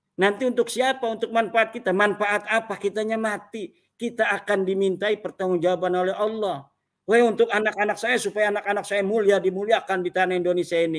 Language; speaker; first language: Indonesian; native; Indonesian